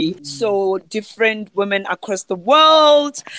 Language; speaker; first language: English; non-native, local second language; Southern Sotho